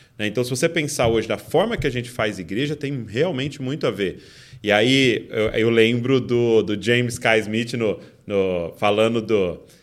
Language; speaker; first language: Portuguese; native; Portuguese